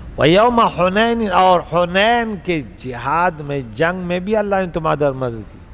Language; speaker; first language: Urdu; non-native, local second language; Pashto